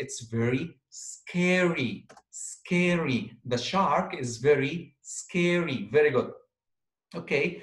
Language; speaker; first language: English; non-native, fluent; Arabic